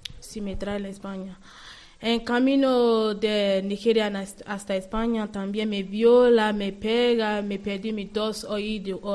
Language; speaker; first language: Spanish; non-native, learner; Yoruba